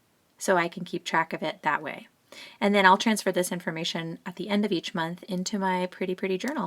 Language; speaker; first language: English; native; English